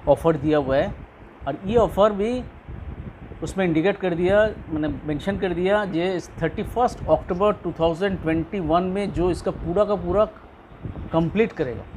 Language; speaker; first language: Hindi; non-native, local second language; Bangla